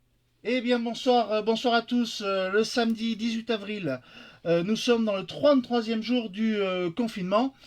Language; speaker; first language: French; native; French